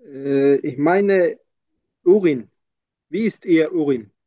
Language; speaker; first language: German; non-native, learner; Turkish